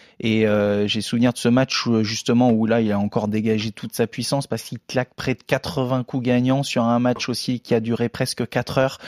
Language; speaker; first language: French; native; French